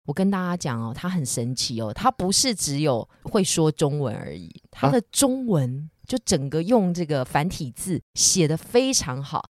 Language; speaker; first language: Chinese; native; Chinese